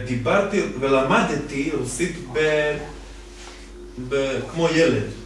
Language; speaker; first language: Hebrew; non-native, fluent; Serbian